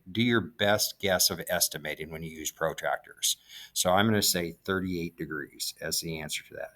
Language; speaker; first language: English; native; English